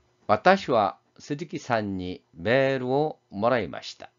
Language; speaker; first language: Japanese; non-native, fluent; Korean